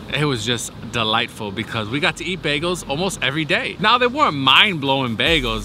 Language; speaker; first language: English; native; English